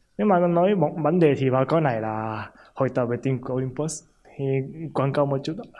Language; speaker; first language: Vietnamese; non-native, fluent; Japanese